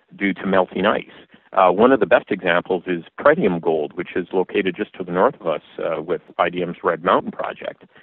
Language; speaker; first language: English; native; English